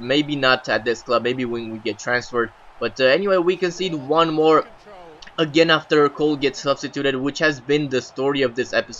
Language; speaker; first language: English; native; English